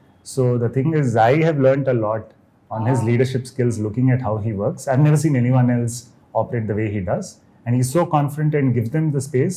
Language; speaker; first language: English; non-native, local second language; Kannada